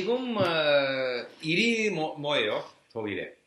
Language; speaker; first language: Korean; non-native, learner; English